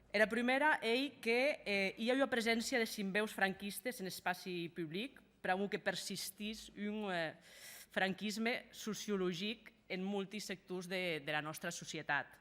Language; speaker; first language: Occitan; native; Occitan